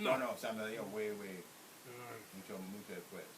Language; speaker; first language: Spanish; non-native, local second language; English